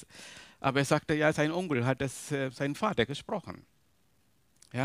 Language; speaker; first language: German; non-native, learner; Tamil